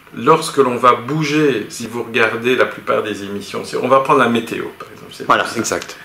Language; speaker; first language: French; native; French